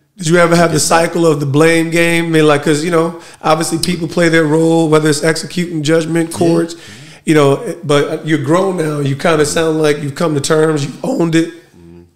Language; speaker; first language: English; native; English